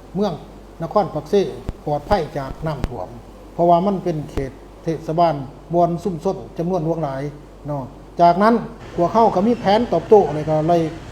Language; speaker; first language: Lao; native; Lao